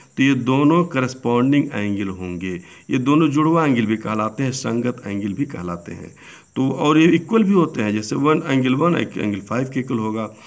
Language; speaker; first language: Hindi; native; Hindi